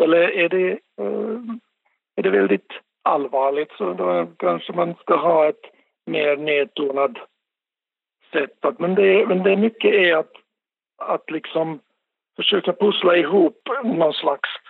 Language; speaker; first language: Swedish; non-native, local second language; Finnish